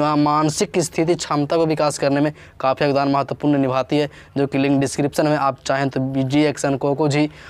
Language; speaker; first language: Hindi; native; Hindi